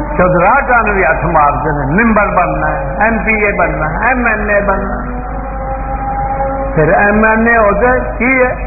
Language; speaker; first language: Urdu; non-native, local second language; Punjabi